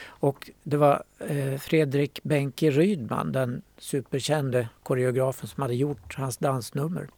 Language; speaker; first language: Swedish; native; Swedish